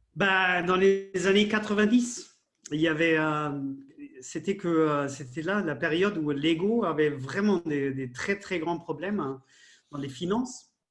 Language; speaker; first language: French; non-native, fluent; German